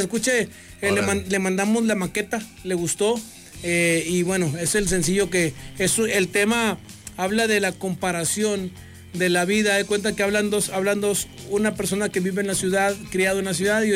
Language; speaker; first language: Spanish; native; Spanish